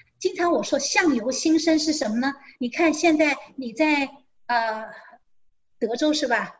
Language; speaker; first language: Chinese; native; Chinese